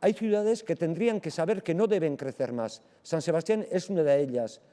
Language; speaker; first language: Spanish; non-native, local second language; Basque